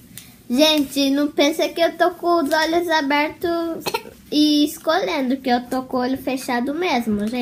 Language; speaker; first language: Portuguese; early bilingual, heritage; Portuguese